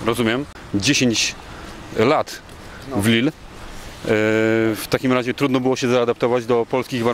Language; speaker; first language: Polish; native; Polish